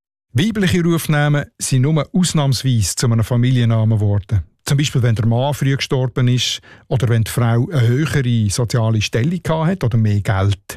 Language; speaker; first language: German; native; German